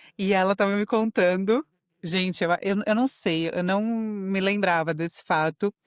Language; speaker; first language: Portuguese; native; Portuguese